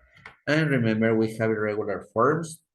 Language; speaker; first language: English; non-native, fluent; Spanish